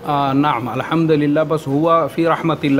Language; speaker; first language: Arabic; non-native, learner; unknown